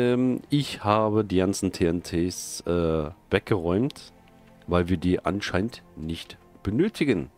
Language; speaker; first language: German; native; German